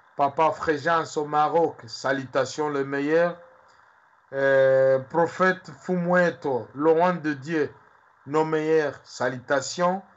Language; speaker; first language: French; non-native, local second language; Swahili